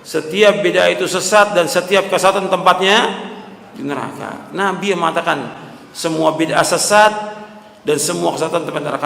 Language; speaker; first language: Indonesian; native; Indonesian